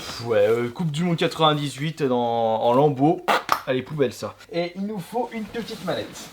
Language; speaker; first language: French; native; French